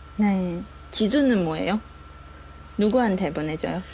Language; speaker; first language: Korean; non-native, learner; Chinese